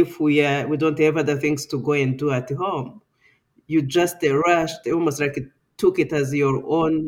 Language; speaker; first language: English; non-native, local second language; Kinyarwanda